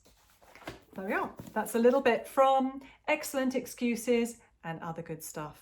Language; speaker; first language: English; native; English